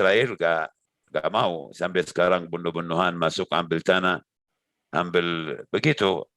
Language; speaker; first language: Indonesian; non-native, learner; Arabic